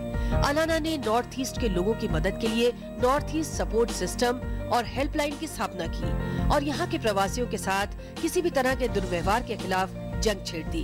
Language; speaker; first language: Hindi; native; Hindi